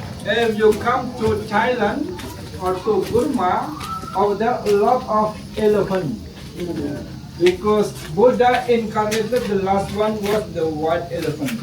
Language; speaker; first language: English; non-native, learner; Indonesian